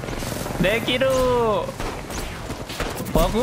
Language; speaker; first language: Japanese; non-native, learner; Thai